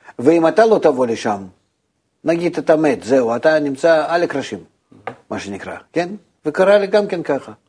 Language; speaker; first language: Hebrew; non-native, fluent; Russian